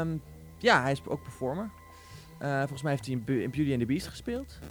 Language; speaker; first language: Dutch; native; Dutch